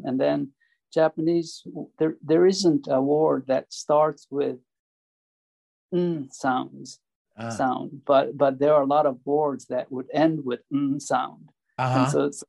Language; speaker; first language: English; non-native, fluent; Japanese